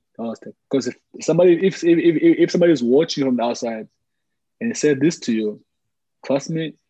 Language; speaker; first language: English; early bilingual, other home language; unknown